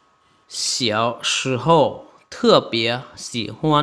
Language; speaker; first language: Chinese; non-native, fluent; Lao